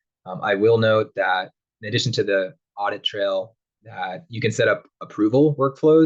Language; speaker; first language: English; native; English